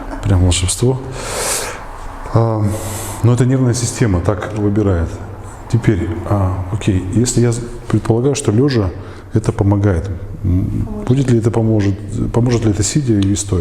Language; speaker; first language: Russian; native; Russian